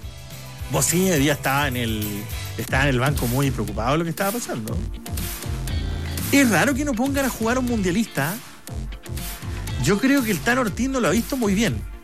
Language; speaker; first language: Spanish; native; Spanish